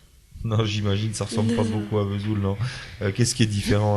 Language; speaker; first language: French; native; French